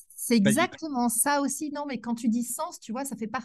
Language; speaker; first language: French; native; French